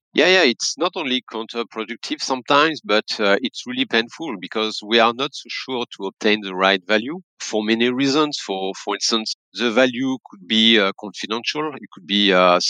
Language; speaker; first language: English; non-native, fluent; French